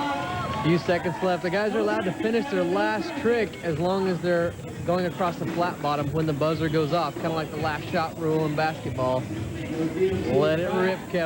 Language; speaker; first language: English; native; English